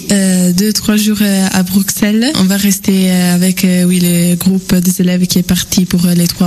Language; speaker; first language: French; non-native, fluent; Italian